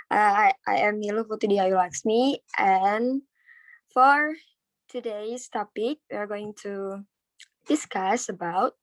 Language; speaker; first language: English; non-native, learner; Indonesian